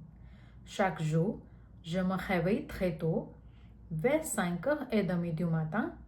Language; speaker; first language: French; non-native, learner; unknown